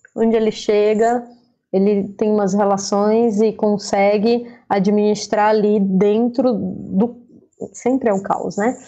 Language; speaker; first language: Portuguese; native; Portuguese